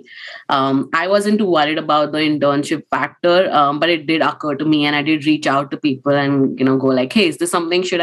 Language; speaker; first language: English; non-native, local second language; Hindi